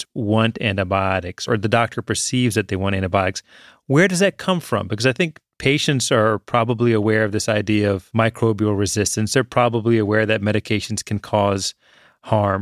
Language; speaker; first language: English; native; English